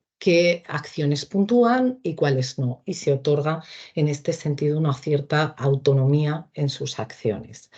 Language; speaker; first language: Spanish; native; Spanish